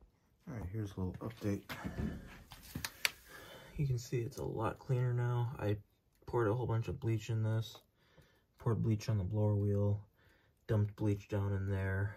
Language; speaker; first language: English; native; English